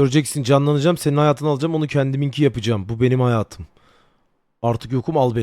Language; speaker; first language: Turkish; native; Turkish